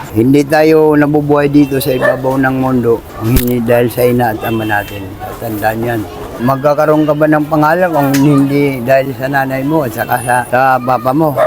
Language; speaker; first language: Filipino; non-native, local second language; Waray